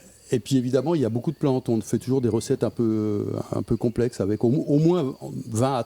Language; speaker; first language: French; native; French